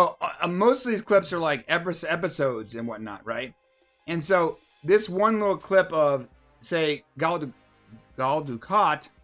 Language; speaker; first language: English; native; English